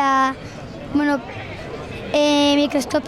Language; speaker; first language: Basque; non-native, local second language; Spanish